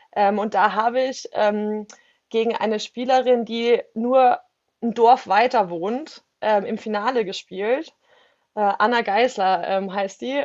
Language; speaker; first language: German; native; German